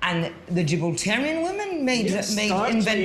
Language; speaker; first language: English; native; English